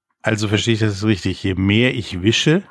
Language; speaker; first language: German; native; German